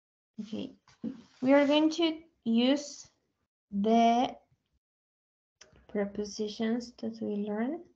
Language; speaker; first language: English; non-native, learner; Spanish